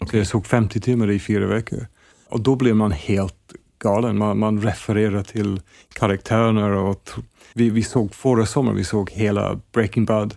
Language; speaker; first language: Swedish; non-native, fluent; English